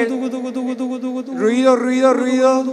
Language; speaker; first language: Spanish; native; Spanish